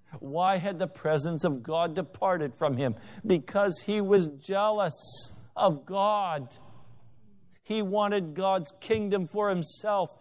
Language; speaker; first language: English; native; English